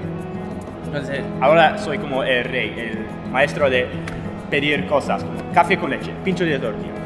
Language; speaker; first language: Spanish; non-native, fluent; English